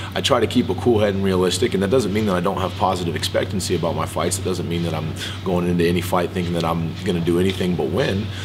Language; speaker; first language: English; native; English